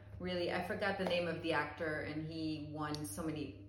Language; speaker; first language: English; early bilingual, heritage; English